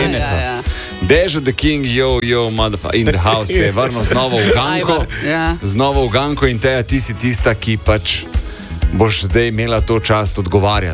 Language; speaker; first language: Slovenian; native; Slovenian